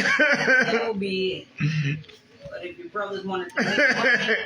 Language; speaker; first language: English; native; English